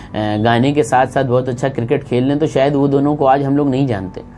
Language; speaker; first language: Hindi; native; Hindi